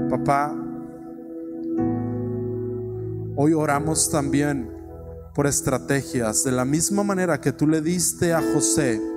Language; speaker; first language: Spanish; native; Spanish